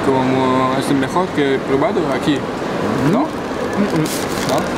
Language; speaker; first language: Spanish; non-native, learner; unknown